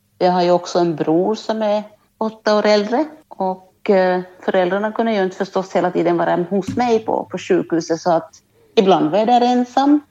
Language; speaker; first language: Swedish; native; Swedish